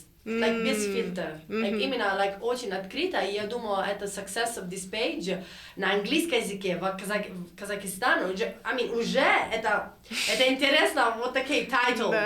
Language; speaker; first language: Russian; non-native, learner; Italian